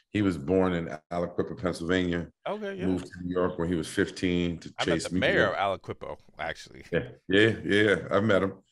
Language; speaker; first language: English; native; English